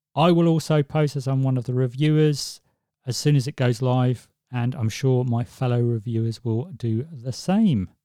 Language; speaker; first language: English; native; English